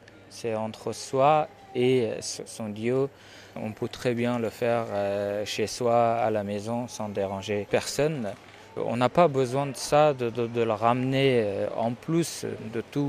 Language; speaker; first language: French; non-native, fluent; Persian